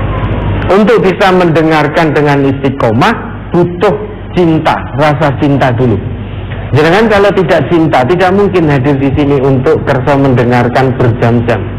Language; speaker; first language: Indonesian; non-native, local second language; Javanese